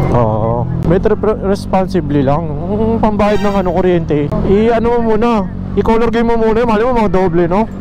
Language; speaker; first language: Filipino; native; Filipino